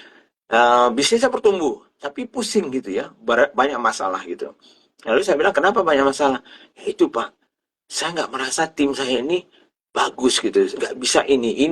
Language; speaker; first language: Indonesian; native; Indonesian